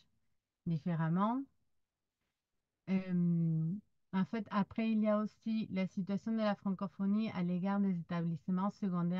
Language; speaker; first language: French; non-native, fluent; Spanish